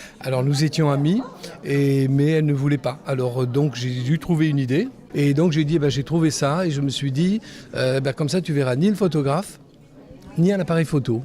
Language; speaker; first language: French; non-native, local second language; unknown